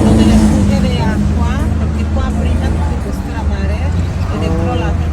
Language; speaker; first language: Italian; native; Italian